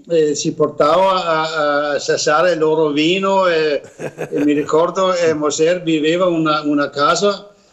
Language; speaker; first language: Italian; non-native, learner; Danish